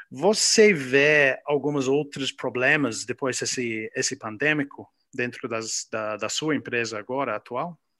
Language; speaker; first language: Portuguese; non-native, learner; English